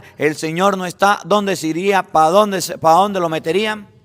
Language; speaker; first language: Spanish; native; Spanish